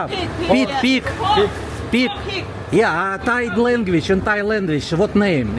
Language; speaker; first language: English; non-native, learner; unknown